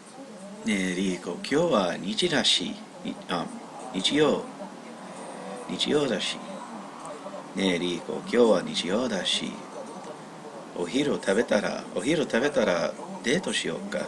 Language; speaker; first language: Japanese; non-native, learner; English